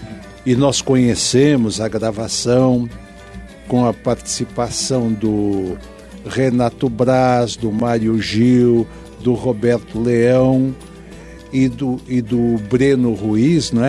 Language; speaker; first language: Portuguese; native; Portuguese